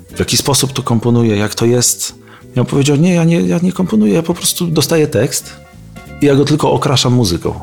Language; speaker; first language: Polish; native; Polish